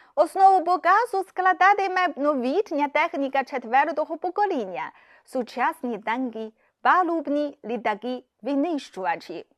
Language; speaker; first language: Ukrainian; non-native, fluent; Chinese